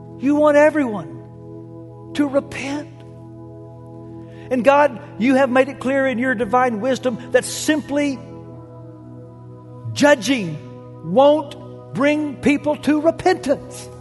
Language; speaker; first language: English; native; English